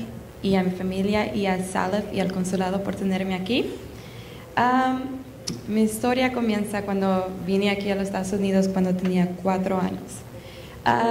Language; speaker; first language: Spanish; early bilingual, heritage; Spanish